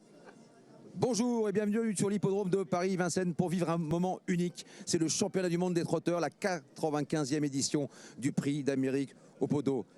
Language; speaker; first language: French; native; French